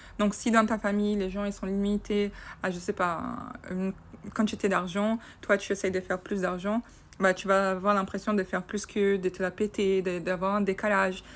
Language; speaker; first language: French; non-native, fluent; Portuguese